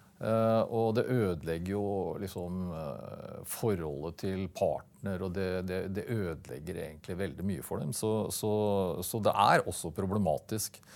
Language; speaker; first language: Norwegian; native; Norwegian